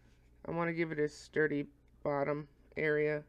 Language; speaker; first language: English; native; English